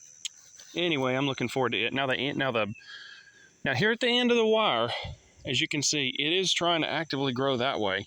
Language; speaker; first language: English; native; English